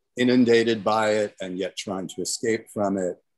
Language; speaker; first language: English; native; English